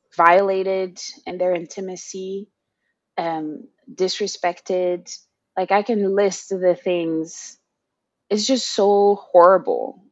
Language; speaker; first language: English; non-native, fluent; Haitian Creole